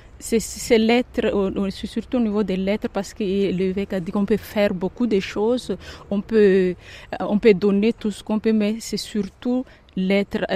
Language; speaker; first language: French; non-native, local second language; Malagasy